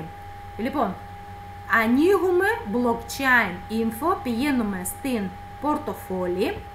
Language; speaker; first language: Greek; non-native, fluent; Russian